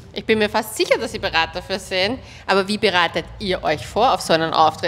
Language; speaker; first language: German; native; German